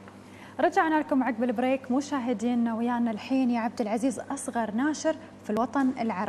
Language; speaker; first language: Arabic; native; Arabic